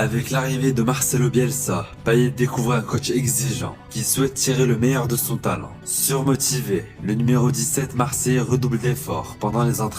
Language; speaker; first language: French; native; French